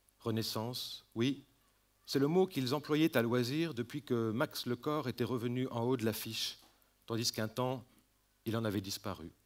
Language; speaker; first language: French; native; French